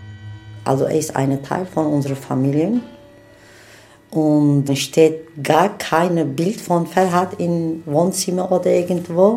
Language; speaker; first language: German; non-native, learner; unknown